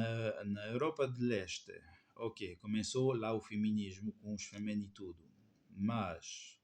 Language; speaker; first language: Portuguese; non-native, fluent; French